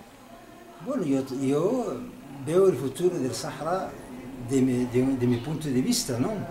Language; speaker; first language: Spanish; non-native, fluent; Arabic